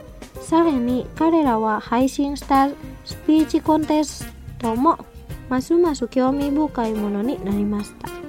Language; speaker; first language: Japanese; non-native, fluent; Indonesian